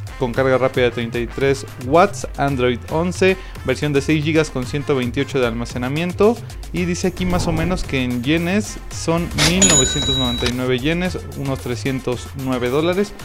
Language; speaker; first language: Spanish; native; Spanish